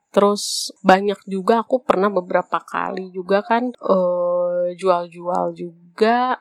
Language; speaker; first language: Indonesian; native; Indonesian